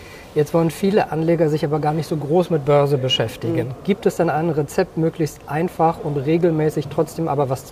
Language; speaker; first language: German; native; German